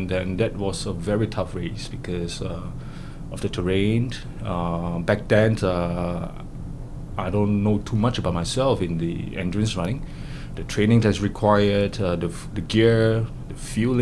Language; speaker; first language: English; non-native, local second language; Cantonese